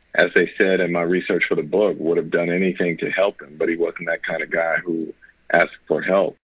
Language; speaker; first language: English; native; English